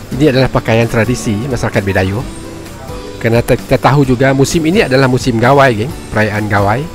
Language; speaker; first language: Malay; native; Malay